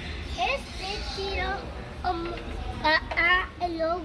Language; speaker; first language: Spanish; early bilingual, heritage; Spanish